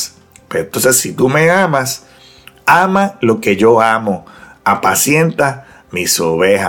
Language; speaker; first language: Spanish; native; Spanish